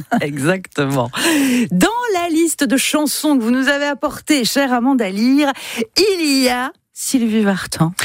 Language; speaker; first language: French; native; French